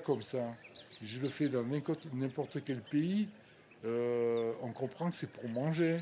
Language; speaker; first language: French; native; French